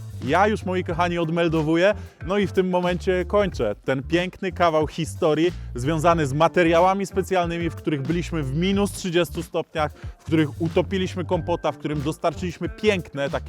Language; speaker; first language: Polish; native; Polish